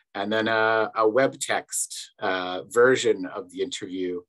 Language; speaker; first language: English; native; English